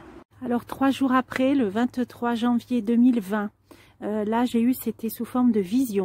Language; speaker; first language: French; native; French